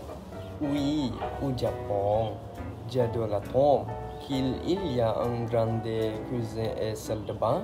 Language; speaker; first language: French; non-native, learner; Malay